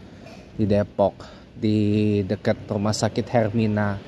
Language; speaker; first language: Indonesian; native; Indonesian